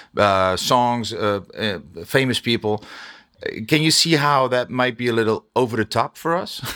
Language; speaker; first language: English; non-native, fluent; Dutch